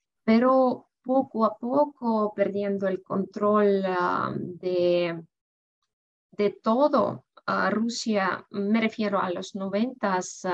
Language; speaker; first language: Spanish; non-native, fluent; Russian